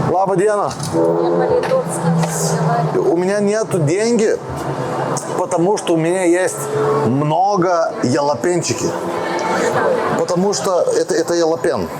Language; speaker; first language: Russian; non-native, learner; Lithuanian